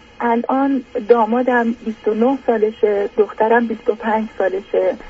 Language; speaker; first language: Persian; native; Persian